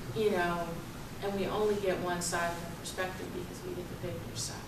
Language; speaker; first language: English; native; English